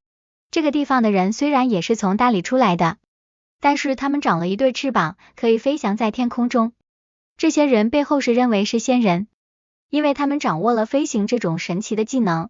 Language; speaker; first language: Chinese; native; Chinese